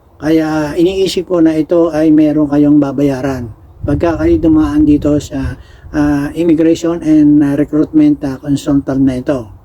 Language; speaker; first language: Filipino; native; Filipino